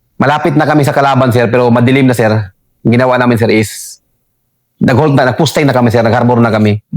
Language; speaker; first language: Filipino; non-native, local second language; Cebuano